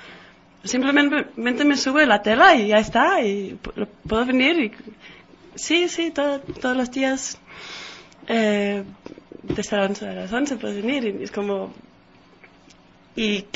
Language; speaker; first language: Spanish; non-native, fluent; Danish